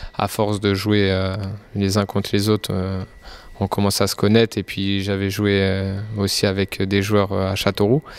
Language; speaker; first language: French; native; French